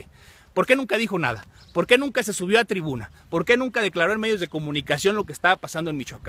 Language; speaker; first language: Spanish; native; Spanish